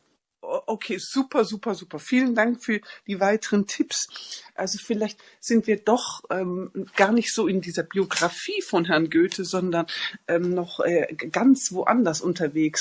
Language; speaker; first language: German; native; German